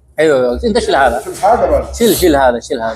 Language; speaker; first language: Arabic; non-native, learner; Bangla